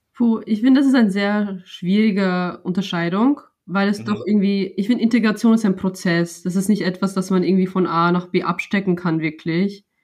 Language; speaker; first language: German; native; German